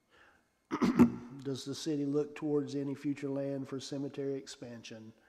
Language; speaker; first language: English; native; English